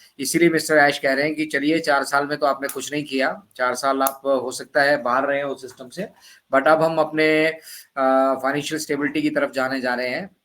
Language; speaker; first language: Hindi; native; Hindi